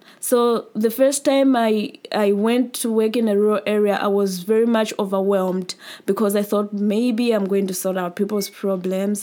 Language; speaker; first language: English; non-native, local second language; Nyanja